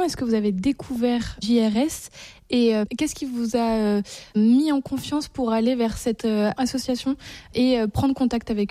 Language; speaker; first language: French; native; French